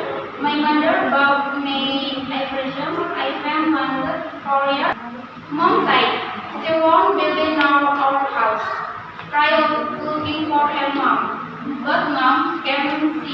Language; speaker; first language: English; non-native, learner; Indonesian